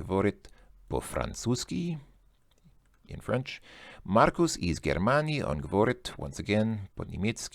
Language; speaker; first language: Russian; non-native, learner; English